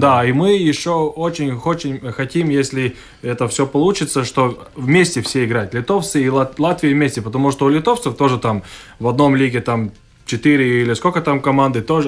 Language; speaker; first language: Russian; non-native, local second language; Latvian